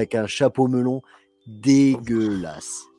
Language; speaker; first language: French; native; French